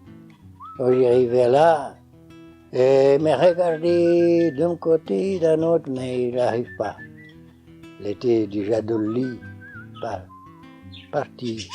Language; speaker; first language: French; non-native, learner; Portuguese